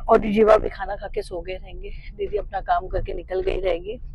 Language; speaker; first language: Hindi; non-native, local second language; Marathi